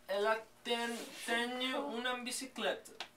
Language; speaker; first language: Portuguese; non-native, learner; English